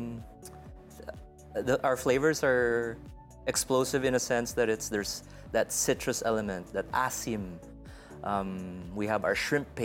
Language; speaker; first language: English; non-native, local second language; Hiligaynon